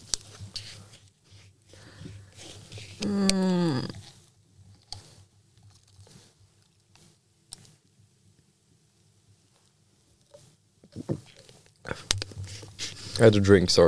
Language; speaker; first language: English; non-native, fluent; Norwegian